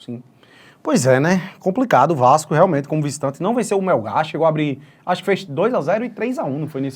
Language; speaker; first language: Portuguese; native; Portuguese